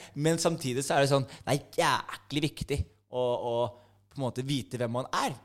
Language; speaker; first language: Norwegian; native; Norwegian